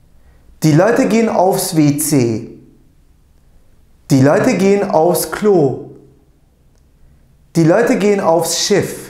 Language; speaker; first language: German; non-native, fluent; Turkish